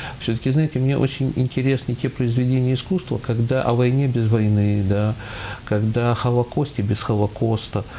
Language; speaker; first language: Russian; native; Russian